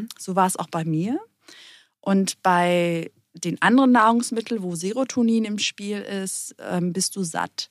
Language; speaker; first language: German; early bilingual, other home language; Greek